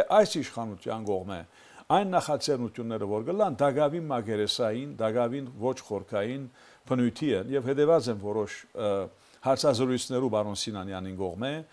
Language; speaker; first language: Armenian; early bilingual, heritage; Armenian